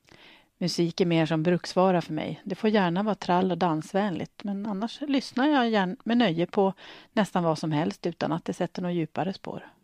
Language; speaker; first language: Swedish; native; Swedish